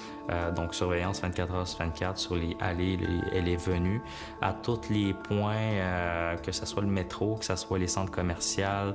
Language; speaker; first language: French; early bilingual, other home language; Uyghur